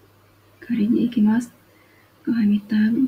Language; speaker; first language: Japanese; non-native, fluent; Vietnamese